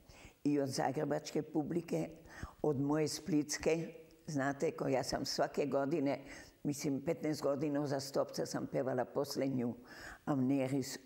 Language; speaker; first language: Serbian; early bilingual, heritage; Serbian